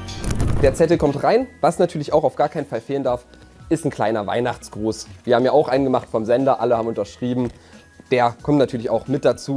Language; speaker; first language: German; native; German